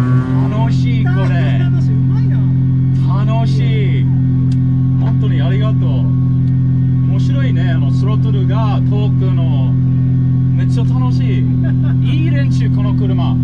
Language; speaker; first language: Japanese; non-native, learner; English